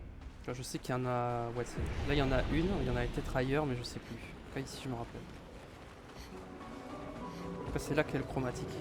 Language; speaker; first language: French; native; French